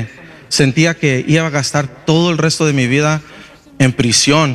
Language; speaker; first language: Spanish; early bilingual, heritage; Spanish